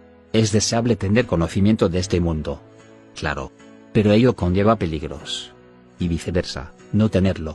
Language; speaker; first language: Spanish; native; Spanish